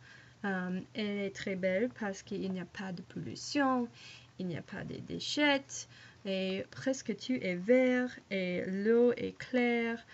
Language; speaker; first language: French; non-native, learner; English